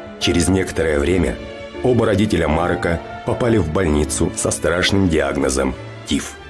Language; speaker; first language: Russian; native; Russian